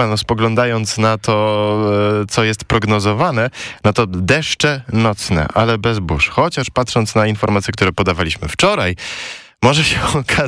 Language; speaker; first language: Polish; native; Polish